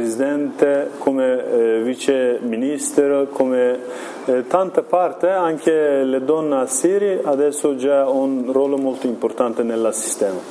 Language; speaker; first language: Italian; non-native, learner; Kurdish